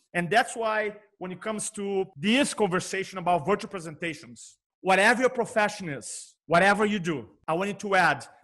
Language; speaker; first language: English; non-native, fluent; Portuguese